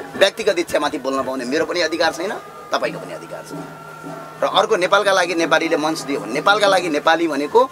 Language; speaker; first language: Nepali; native; Nepali